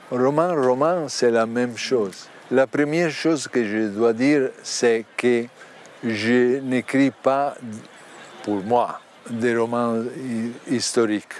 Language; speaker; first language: French; non-native, learner; Italian